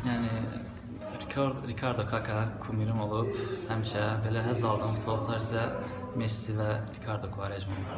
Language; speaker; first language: Azerbaijani; native; Azerbaijani